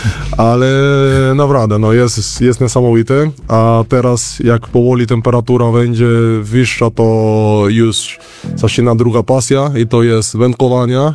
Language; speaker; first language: Polish; non-native, learner; Spanish